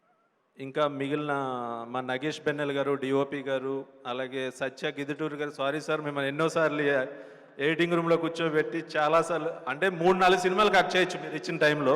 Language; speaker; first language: Telugu; native; Telugu